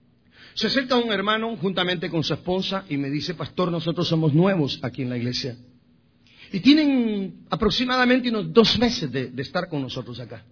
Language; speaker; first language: Spanish; native; Spanish